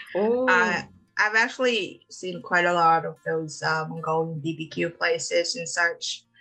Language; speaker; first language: English; non-native, fluent; Mongolian